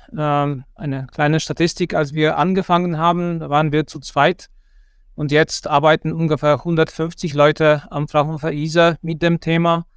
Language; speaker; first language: German; non-native, fluent; Polish